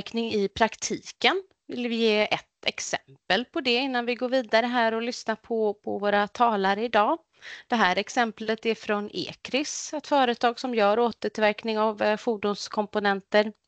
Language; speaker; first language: Swedish; native; Swedish